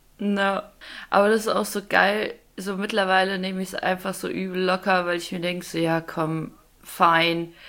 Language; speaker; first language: German; early bilingual, other home language; Polish